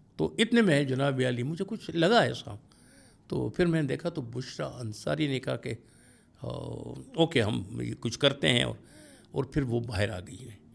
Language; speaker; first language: Urdu; non-native, local second language; Pashto